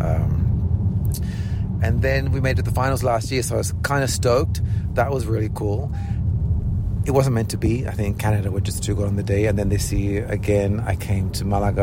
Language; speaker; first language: English; native; English